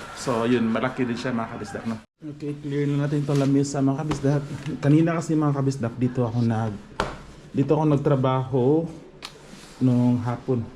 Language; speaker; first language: Filipino; non-native, local second language; Cebuano